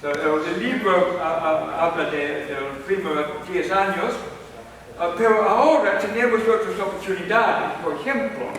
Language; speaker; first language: Spanish; non-native, fluent; English